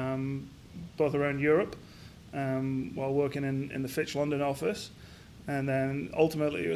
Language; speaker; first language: English; native; English